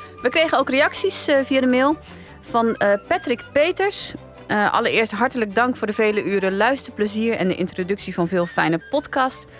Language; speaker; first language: Dutch; native; Dutch